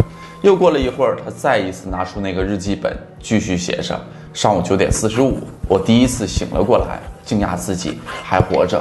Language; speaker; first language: Chinese; native; Chinese